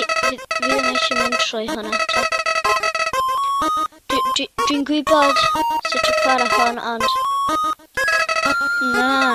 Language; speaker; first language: Welsh; non-native, local second language; English